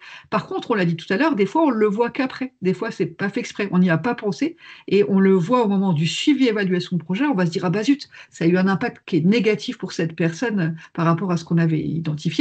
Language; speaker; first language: French; native; French